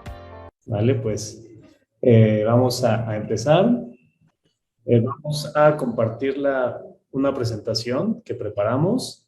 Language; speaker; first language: Spanish; native; Spanish